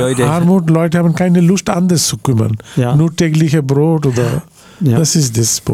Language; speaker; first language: German; non-native, learner; Bangla